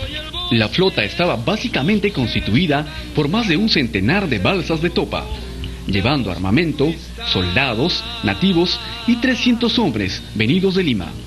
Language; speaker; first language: Spanish; native; Spanish